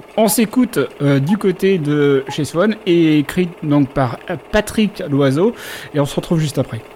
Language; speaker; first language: French; native; French